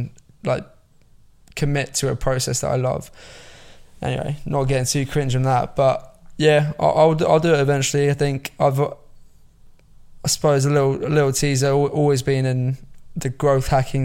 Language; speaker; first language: English; native; English